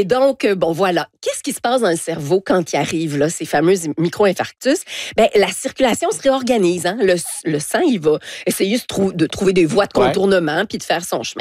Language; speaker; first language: French; native; French